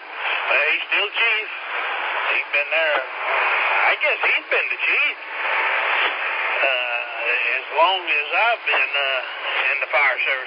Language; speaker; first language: English; native; English